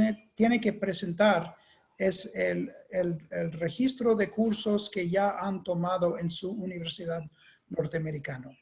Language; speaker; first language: Spanish; non-native, fluent; English